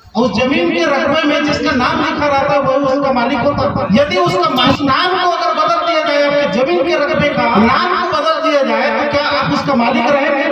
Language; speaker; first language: Hindi; non-native, local second language; Gondi